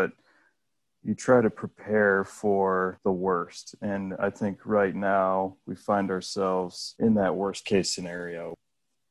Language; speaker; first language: English; native; English